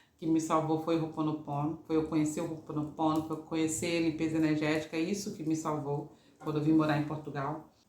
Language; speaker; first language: Portuguese; native; Portuguese